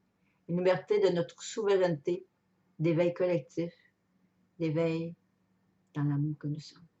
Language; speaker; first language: French; native; French